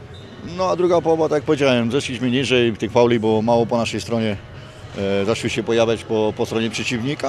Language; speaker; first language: Polish; native; Polish